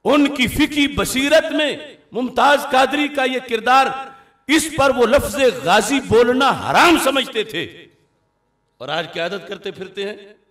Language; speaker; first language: Urdu; non-native, local second language; Punjabi